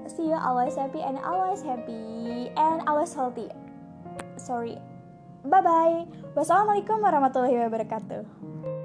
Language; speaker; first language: English; non-native, learner; Indonesian